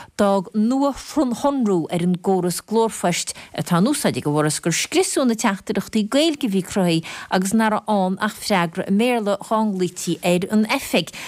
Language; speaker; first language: Irish; native; Irish